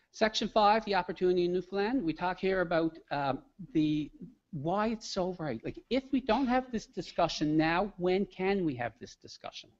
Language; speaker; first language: English; native; English